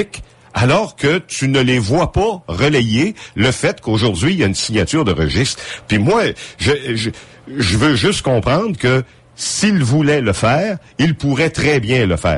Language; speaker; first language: French; native; French